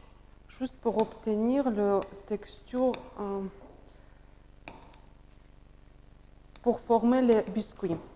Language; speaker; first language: French; non-native, learner; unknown